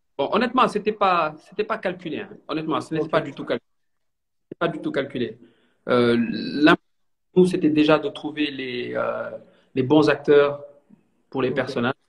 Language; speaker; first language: French; non-native, local second language; Wolof